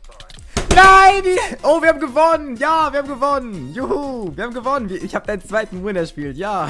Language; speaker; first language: German; native; German